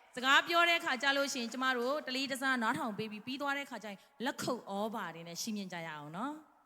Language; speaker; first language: Burmese; non-native, local second language; Tedim Chin